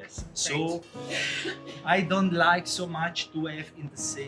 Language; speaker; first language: English; non-native, learner; Italian